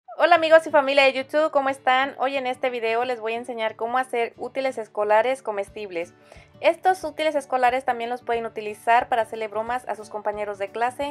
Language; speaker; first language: Spanish; native; Spanish